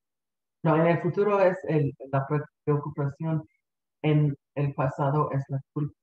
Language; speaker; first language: Spanish; early bilingual, heritage; Spanish